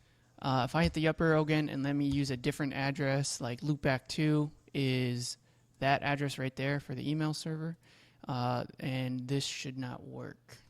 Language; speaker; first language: English; native; English